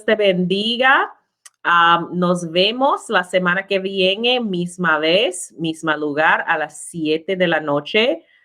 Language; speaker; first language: Spanish; non-native, learner; English